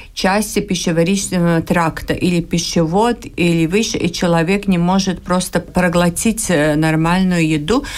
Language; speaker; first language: Russian; non-native, local second language; Latvian